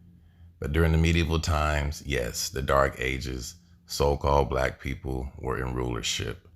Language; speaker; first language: English; native; English